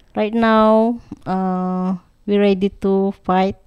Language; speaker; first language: English; non-native, local second language; Iloko